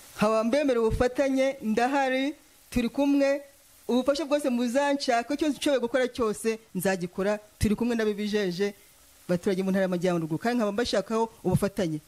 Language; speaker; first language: Kinyarwanda; native; Kinyarwanda